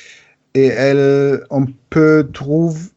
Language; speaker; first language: French; non-native, learner; German